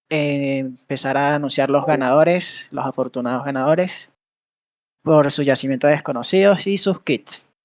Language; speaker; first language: Spanish; native; Spanish